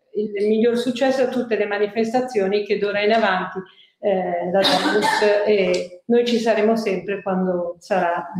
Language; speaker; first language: Italian; native; Italian